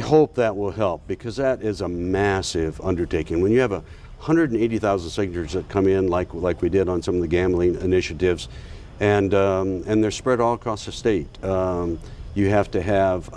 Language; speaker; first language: English; native; English